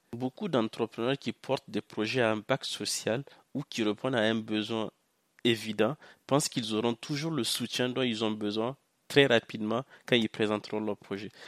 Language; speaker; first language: French; non-native, local second language; Hausa